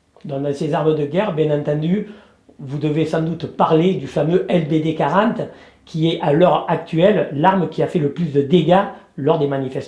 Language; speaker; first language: French; native; French